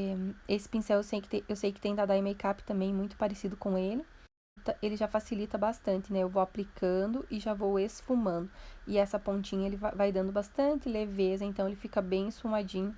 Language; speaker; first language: Portuguese; native; Portuguese